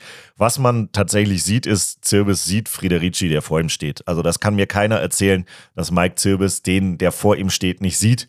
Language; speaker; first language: German; native; German